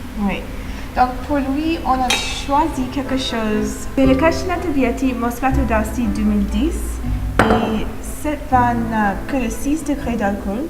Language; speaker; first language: French; non-native, fluent; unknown